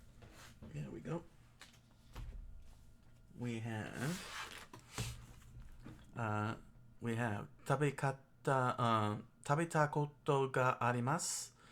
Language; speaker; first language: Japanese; non-native, learner; English